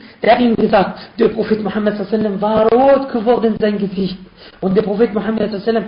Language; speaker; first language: German; non-native, fluent; Arabic